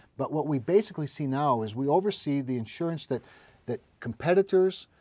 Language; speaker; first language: English; native; English